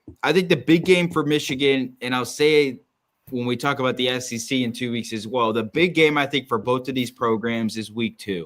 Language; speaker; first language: English; native; English